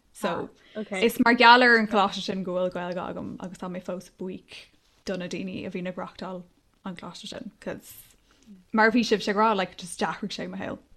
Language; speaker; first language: Irish; non-native, local second language; English